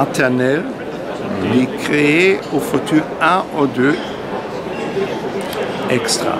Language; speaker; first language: French; non-native, fluent; German